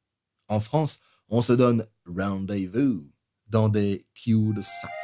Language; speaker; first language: French; non-native, learner; Spanish